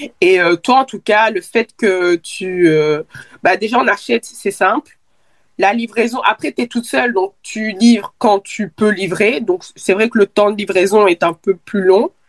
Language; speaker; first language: French; early bilingual, other home language; Lingala